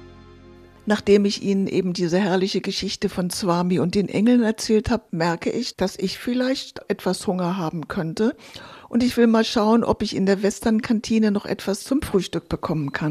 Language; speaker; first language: German; native; German